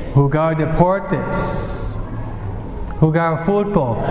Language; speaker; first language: Spanish; non-native, fluent; English